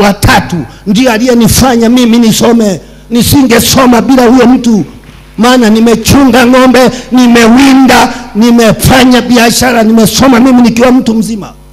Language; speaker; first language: Swahili; non-native, local second language; Sukuma